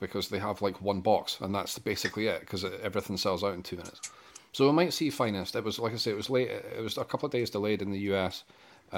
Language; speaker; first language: English; native; English